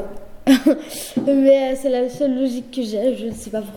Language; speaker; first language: French; early bilingual, other home language; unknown